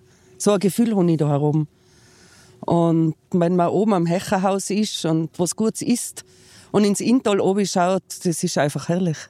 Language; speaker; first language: German; native; German